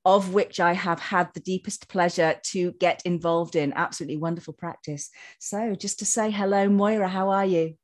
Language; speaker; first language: English; native; English